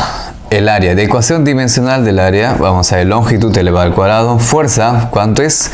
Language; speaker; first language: Spanish; native; Spanish